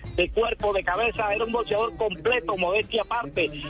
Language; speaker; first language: Spanish; native; Spanish